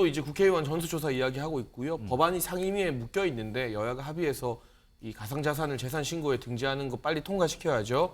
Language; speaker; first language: Korean; native; Korean